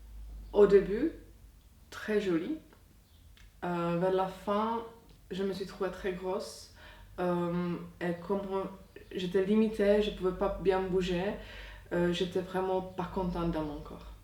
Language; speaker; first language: French; non-native, fluent; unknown